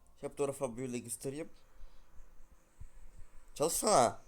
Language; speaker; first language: Turkish; non-native, learner; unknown